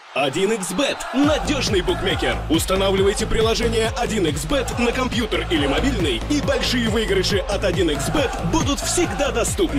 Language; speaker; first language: Russian; native; Russian